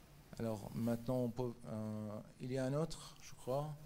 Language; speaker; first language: French; non-native, fluent; Persian